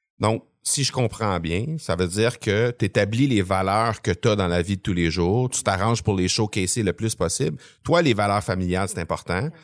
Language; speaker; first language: French; native; French